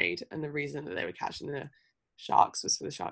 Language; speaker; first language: English; native; English